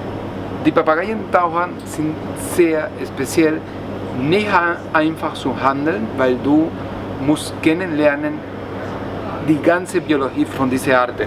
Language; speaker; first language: German; non-native, learner; Spanish